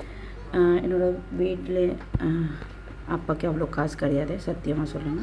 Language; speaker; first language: Tamil; non-native, local second language; Bangla